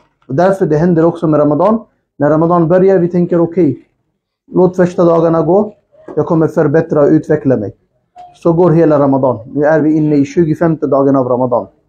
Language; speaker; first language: Swedish; non-native, fluent; Urdu